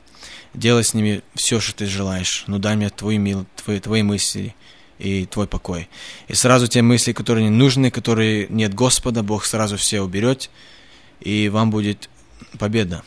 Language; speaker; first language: Russian; early bilingual, heritage; Russian